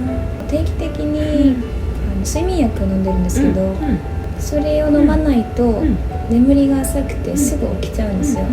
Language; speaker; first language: Japanese; native; Japanese